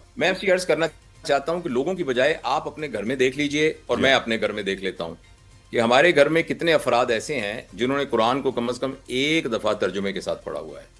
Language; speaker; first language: Urdu; non-native, local second language; Punjabi